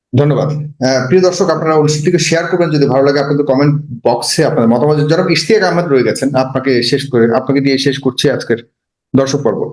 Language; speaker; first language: Bangla; native; Bangla